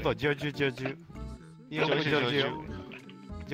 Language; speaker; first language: Japanese; native; Japanese